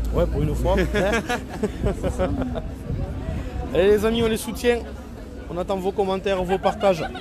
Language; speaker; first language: French; native; French